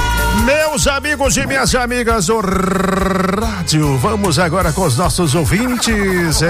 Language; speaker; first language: Portuguese; native; Portuguese